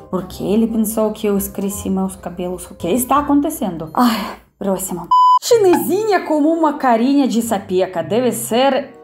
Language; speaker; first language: Portuguese; non-native, fluent; Russian